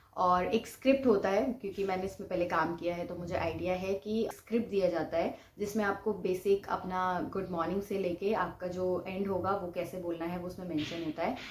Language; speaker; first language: Hindi; non-native, local second language; Bangla